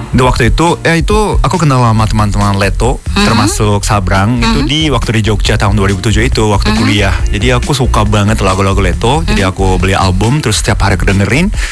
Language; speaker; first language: Indonesian; non-native, fluent; Japanese